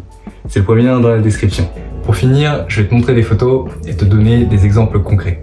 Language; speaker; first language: French; native; French